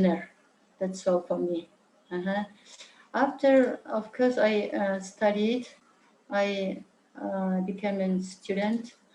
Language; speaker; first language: English; non-native, learner; Mongolian